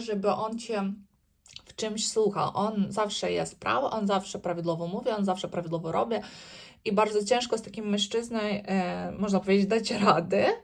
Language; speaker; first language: Polish; non-native, learner; Ukrainian